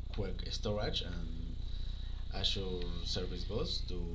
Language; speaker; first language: English; non-native, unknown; Spanish